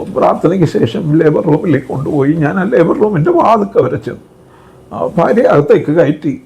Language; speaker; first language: Malayalam; native; Malayalam